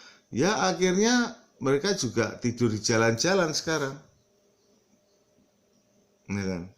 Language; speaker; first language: Indonesian; early bilingual, heritage; Indonesian